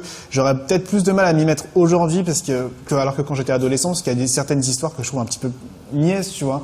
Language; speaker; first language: French; native; French